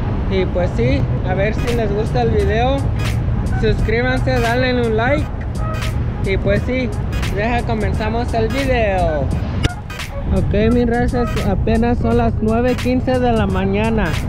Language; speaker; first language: Spanish; early bilingual, heritage; Spanish